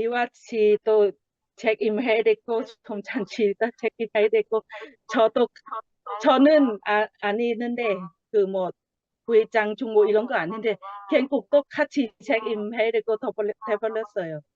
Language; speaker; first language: Korean; non-native, learner; Thai